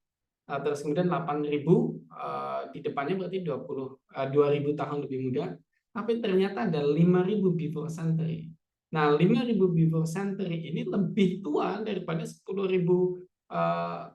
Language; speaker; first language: Indonesian; native; Indonesian